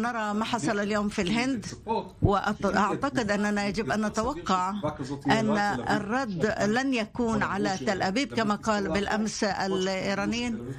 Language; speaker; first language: Arabic; non-native, fluent; Hebrew